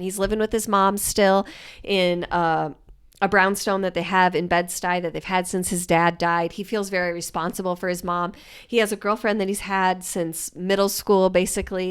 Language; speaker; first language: English; native; English